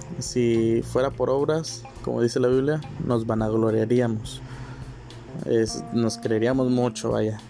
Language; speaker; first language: Spanish; native; Spanish